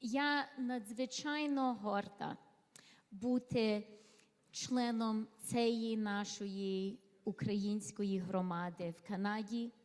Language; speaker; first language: Ukrainian; early bilingual, heritage; Ukrainian